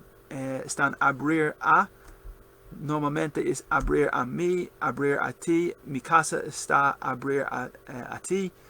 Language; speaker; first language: Spanish; non-native, learner; English